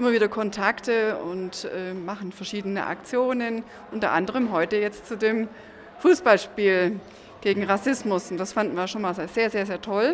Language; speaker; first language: German; native; German